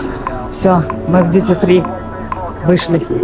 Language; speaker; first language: Russian; native; Russian